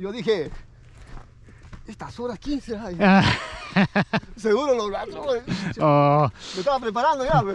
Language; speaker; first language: Spanish; native; Spanish